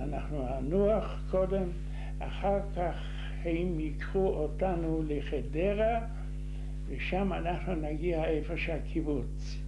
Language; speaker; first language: Hebrew; non-native, fluent; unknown